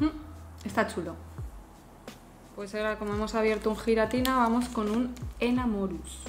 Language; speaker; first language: Spanish; native; Spanish